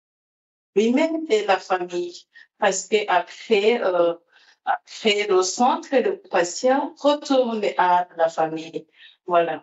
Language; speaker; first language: French; non-native, local second language; Rundi